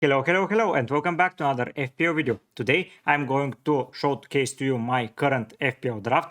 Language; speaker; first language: English; non-native, fluent; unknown